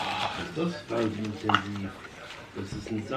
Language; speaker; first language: German; native; German